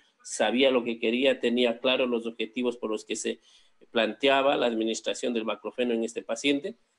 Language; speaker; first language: Spanish; native; Spanish